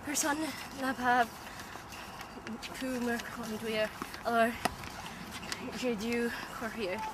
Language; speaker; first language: French; non-native, learner; English